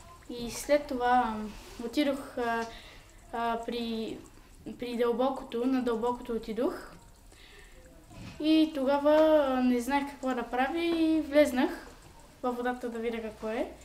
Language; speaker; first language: Bulgarian; early bilingual, heritage; Bulgarian